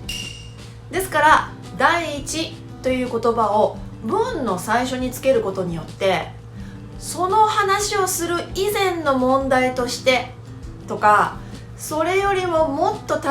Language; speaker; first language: Japanese; native; Japanese